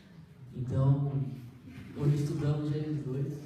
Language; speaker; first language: Portuguese; native; Portuguese